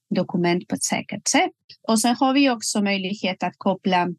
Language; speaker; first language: Swedish; non-native, fluent; Spanish